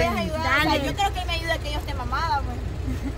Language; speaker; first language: Spanish; native; Spanish